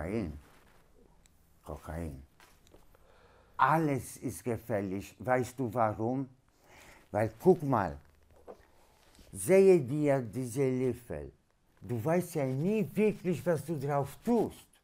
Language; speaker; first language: German; non-native, learner; Polish